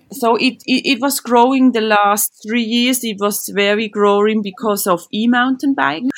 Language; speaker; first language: English; non-native, fluent; Swiss German